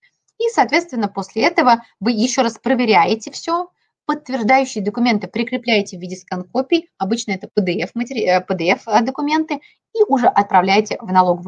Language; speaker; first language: Russian; native; Russian